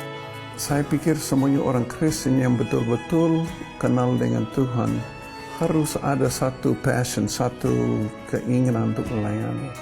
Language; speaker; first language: Indonesian; non-native, fluent; English